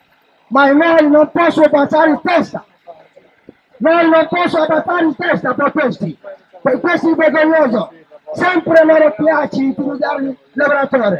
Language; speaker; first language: Italian; non-native, learner; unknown